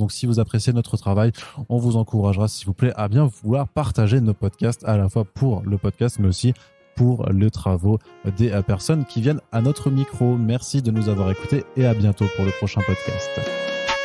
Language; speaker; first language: French; native; French